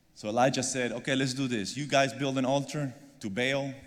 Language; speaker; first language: English; non-native, fluent; Spanish